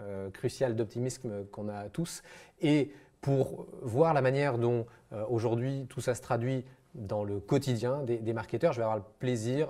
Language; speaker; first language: French; native; French